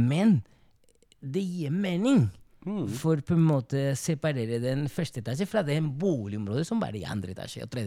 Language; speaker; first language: Norwegian; non-native, fluent; Spanish